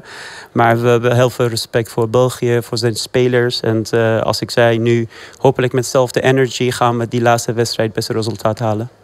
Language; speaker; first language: Dutch; non-native, fluent; Persian